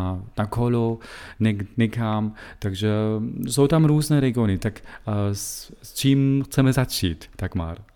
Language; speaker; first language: Czech; non-native, fluent; German